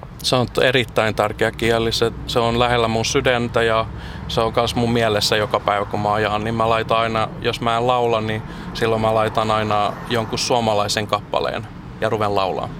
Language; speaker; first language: Finnish; early bilingual, heritage; Finnish